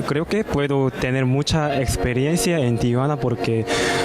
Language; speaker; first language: Spanish; non-native, learner; Korean